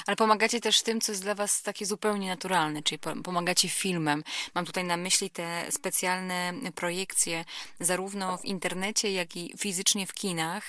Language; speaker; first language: Polish; native; Polish